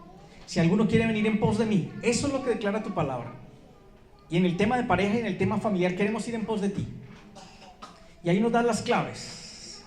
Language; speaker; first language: Spanish; native; Spanish